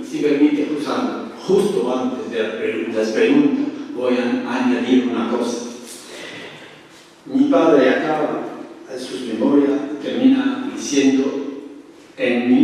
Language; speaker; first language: Spanish; early bilingual, heritage; French